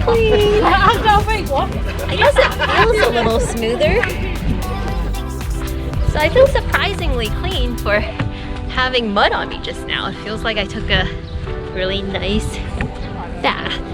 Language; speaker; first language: English; native; English